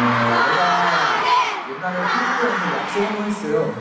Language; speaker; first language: Korean; non-native, fluent; Chinese